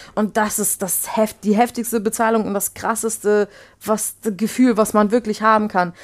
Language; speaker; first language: German; native; German